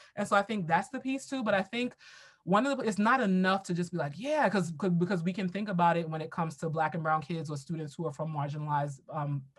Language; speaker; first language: English; native; English